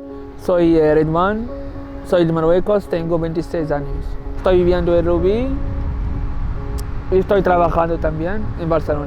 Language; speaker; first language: Spanish; non-native, learner; Arabic